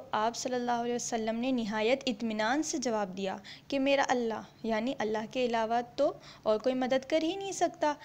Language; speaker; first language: Urdu; native; Urdu